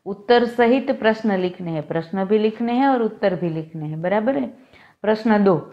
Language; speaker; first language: Hindi; non-native, local second language; Gujarati